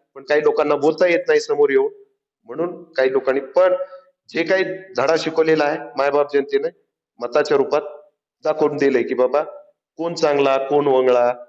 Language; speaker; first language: Marathi; native; Marathi